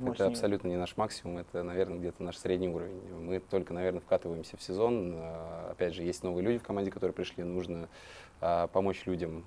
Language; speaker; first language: Russian; native; Russian